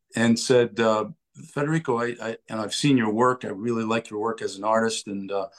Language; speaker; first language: English; early bilingual, other home language; Italian